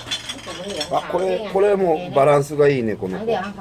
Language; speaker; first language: Japanese; native; Japanese